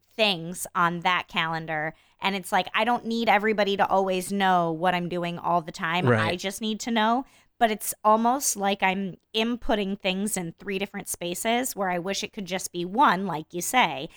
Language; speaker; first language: English; native; English